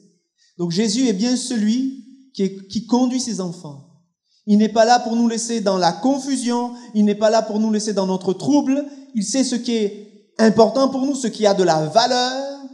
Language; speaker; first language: French; native; French